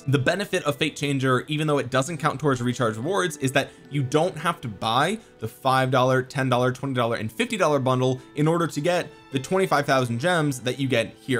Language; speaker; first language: English; native; English